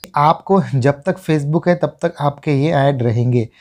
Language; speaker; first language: Hindi; non-native, local second language; Marathi